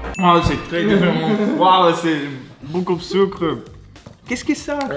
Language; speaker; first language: French; non-native, learner; English